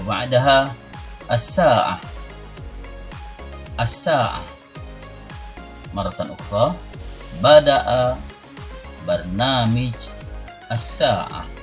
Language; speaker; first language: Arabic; non-native, fluent; Indonesian